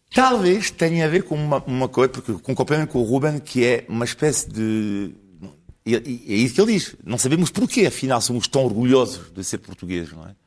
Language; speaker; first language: Portuguese; non-native, fluent; French